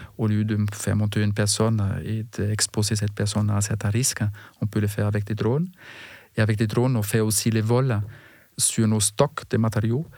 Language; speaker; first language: French; non-native, fluent; German